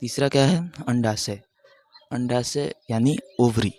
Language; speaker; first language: Hindi; native; Hindi